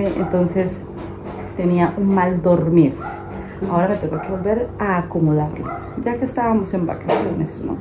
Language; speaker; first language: Spanish; native; Spanish